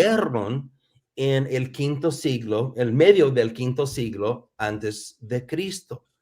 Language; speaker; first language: Spanish; non-native, fluent; English